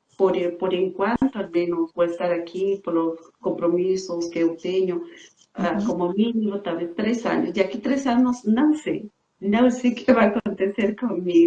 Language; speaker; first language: Portuguese; non-native, fluent; Spanish